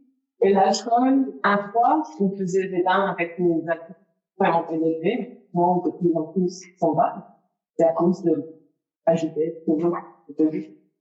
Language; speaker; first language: French; non-native, fluent; English